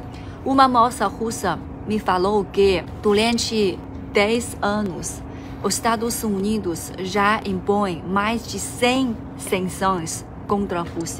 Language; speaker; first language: Portuguese; non-native, fluent; Chinese